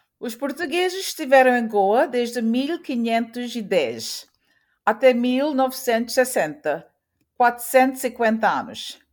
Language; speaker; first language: Portuguese; early bilingual, heritage; Portuguese